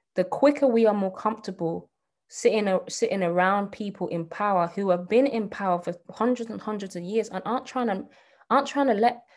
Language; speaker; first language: English; native; English